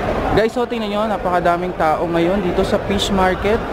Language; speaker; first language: Filipino; native; Filipino